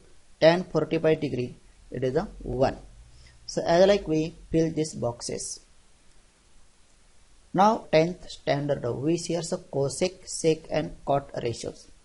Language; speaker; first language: English; non-native, local second language; Marathi